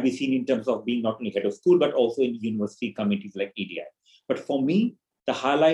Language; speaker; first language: English; non-native, local second language; Hindi